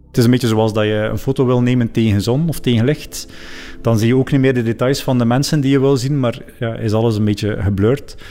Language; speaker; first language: Dutch; native; Dutch